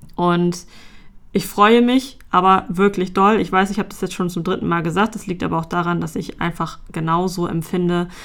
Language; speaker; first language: German; native; German